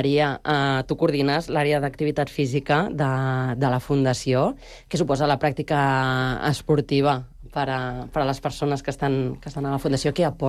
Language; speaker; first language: Catalan; native; Catalan